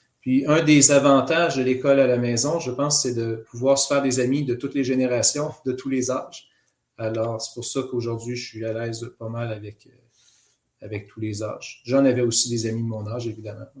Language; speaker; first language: French; native; French